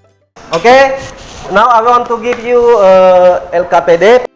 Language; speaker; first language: English; non-native, learner; Indonesian